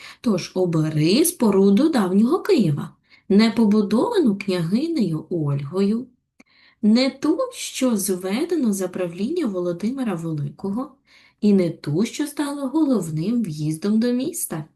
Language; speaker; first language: Ukrainian; native; Ukrainian